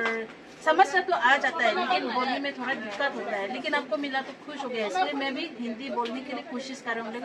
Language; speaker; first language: Hindi; non-native, local second language; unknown